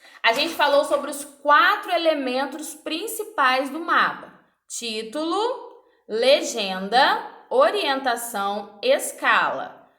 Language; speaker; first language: Portuguese; native; Portuguese